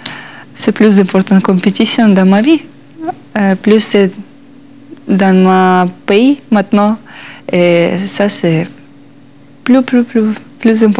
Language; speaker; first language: French; non-native, learner; Russian